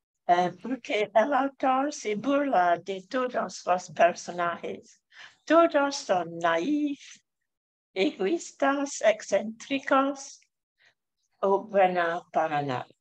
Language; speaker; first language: Spanish; non-native, fluent; English